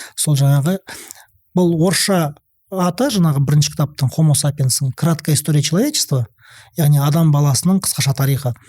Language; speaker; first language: Kazakh; non-native, local second language; Russian